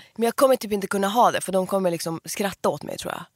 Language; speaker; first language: Swedish; early bilingual, other home language; Persian